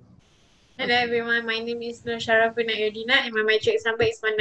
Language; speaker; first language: English; non-native, local second language; Malay